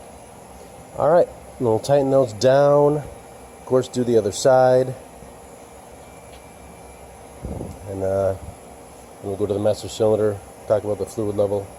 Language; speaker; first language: English; native; English